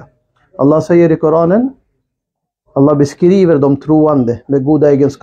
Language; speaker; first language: Swedish; non-native, fluent; Urdu